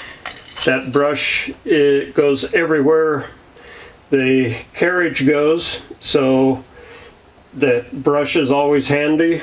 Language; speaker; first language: English; native; English